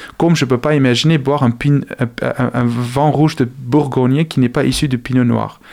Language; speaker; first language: French; non-native, fluent; Afrikaans